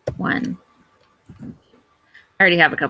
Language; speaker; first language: English; native; English